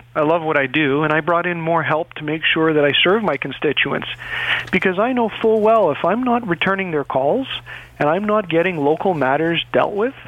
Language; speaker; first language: English; native; English